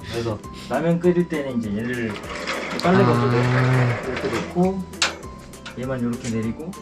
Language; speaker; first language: Korean; native; Korean